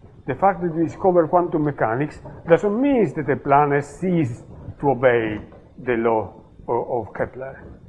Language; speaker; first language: English; non-native, fluent; Italian